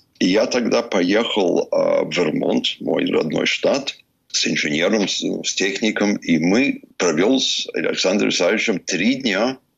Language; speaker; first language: Russian; early bilingual, heritage; Russian